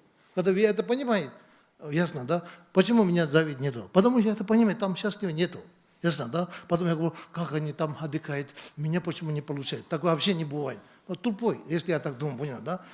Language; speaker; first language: Russian; non-native, learner; Tibetan